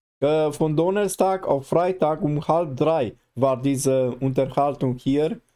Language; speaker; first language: German; non-native, learner; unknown